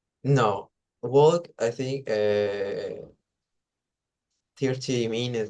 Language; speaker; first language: English; non-native, learner; Spanish